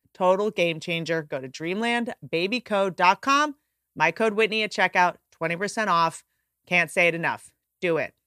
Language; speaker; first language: English; native; English